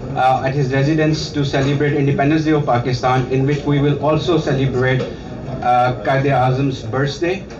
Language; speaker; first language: English; non-native, local second language; Urdu